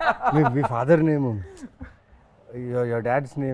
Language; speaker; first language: Telugu; native; Telugu